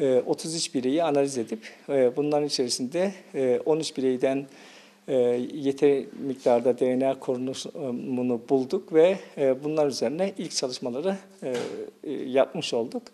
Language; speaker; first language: Turkish; native; Turkish